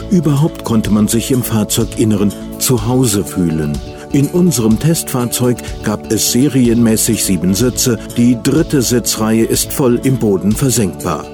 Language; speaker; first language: German; native; German